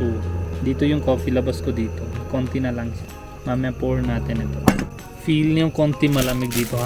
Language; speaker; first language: Filipino; non-native, learner; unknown